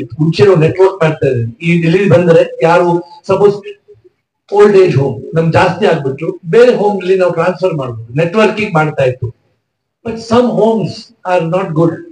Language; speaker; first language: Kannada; non-native, local second language; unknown